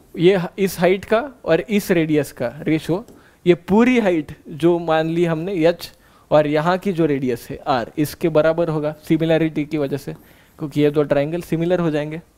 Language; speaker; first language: Hindi; non-native, local second language; Marathi